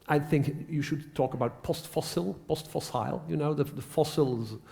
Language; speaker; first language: English; non-native, fluent; Dutch